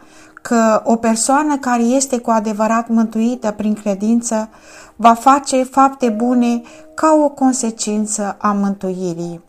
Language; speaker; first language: Romanian; native; Romanian